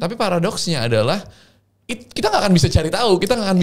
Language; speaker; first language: Indonesian; native; Indonesian